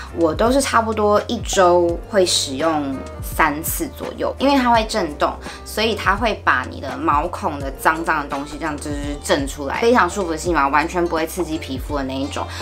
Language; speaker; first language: Chinese; early bilingual, heritage; Chinese